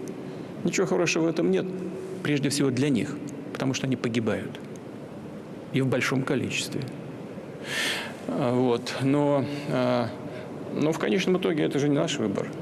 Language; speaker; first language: Russian; native; Russian